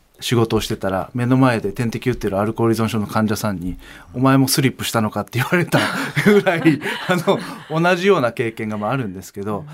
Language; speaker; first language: Japanese; native; Japanese